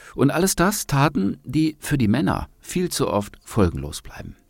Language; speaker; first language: German; native; German